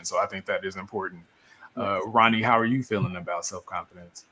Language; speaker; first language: English; native; English